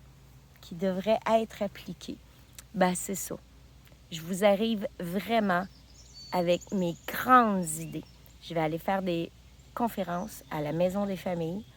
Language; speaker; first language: French; native; French